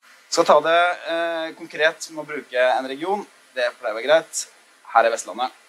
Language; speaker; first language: Norwegian; native; Norwegian